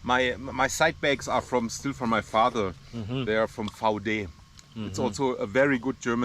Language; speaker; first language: English; non-native, fluent; German